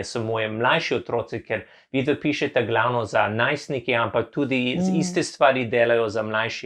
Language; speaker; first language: Slovenian; non-native, learner; English